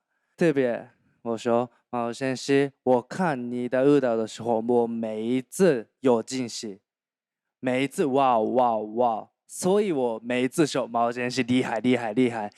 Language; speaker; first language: Chinese; non-native, learner; Japanese